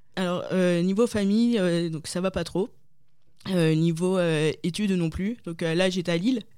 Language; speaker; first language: French; native; French